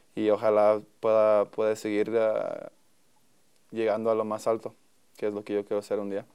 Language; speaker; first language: Spanish; early bilingual, heritage; Spanish